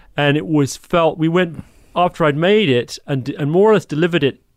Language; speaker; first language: English; native; English